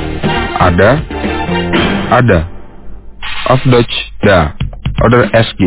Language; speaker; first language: German; non-native, fluent; Indonesian